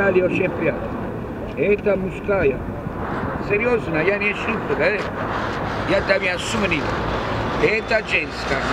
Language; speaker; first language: Russian; non-native, learner; Italian